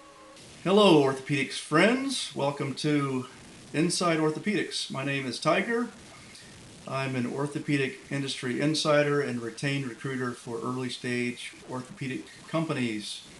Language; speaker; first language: English; native; English